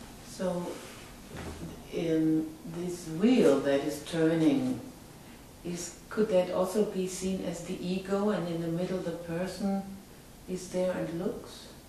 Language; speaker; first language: English; non-native, fluent; German